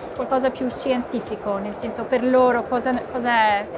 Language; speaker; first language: Italian; non-native, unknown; English